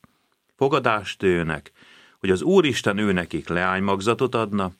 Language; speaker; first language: Hungarian; native; Hungarian